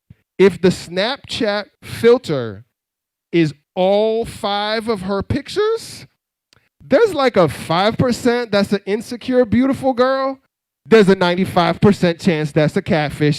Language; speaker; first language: English; native; English